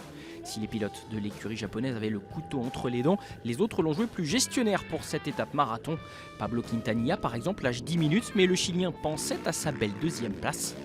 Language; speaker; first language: French; native; French